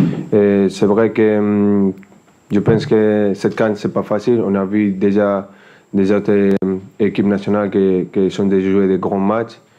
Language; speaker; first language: French; non-native, fluent; Spanish